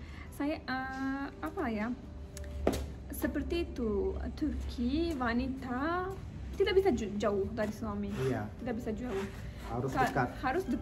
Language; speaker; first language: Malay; non-native, learner; Turkish